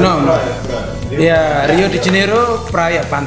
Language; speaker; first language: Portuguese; non-native, learner; Indonesian